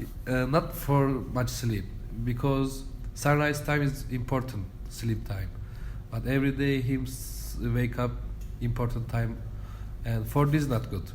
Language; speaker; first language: English; non-native, learner; Turkish